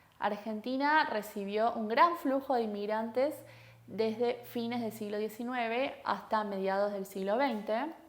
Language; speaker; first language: Spanish; native; Spanish